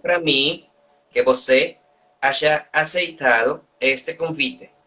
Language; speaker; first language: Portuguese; non-native, learner; Spanish